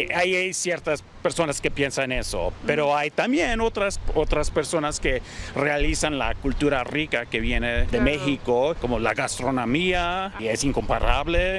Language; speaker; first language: Spanish; early bilingual, heritage; Spanish